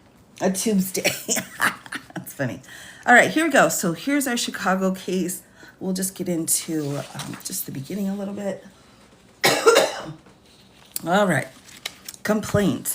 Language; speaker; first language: English; native; English